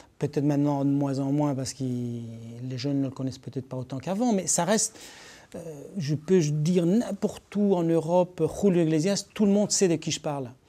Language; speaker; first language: French; early bilingual, other home language; Spanish